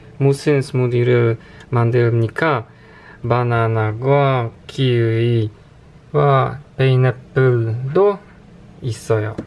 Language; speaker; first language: Korean; non-native, learner; Polish